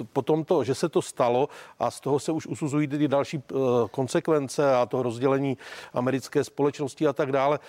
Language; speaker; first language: Czech; native; Czech